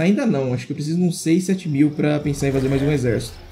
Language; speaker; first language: Portuguese; native; Portuguese